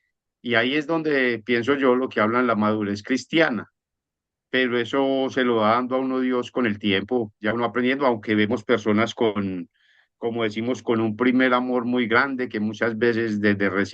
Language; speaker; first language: Spanish; native; Spanish